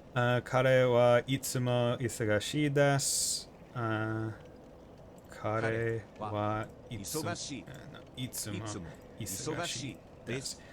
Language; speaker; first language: Japanese; non-native, learner; English